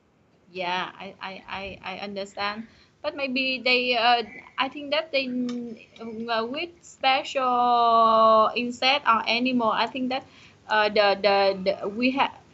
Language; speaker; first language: English; non-native, learner; Vietnamese